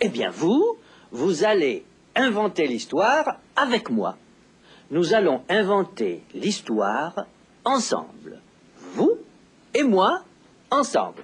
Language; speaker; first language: French; native; French